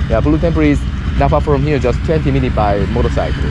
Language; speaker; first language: English; non-native, learner; Korean